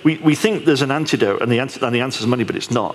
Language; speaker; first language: English; native; English